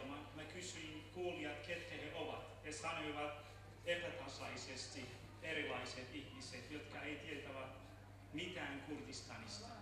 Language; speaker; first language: Finnish; non-native, learner; Central Kurdish